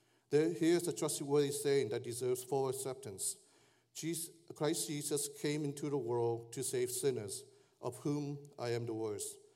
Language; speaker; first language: English; early bilingual, other home language; Vietnamese